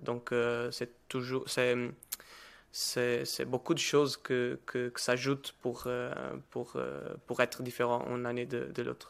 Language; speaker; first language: French; non-native, learner; Portuguese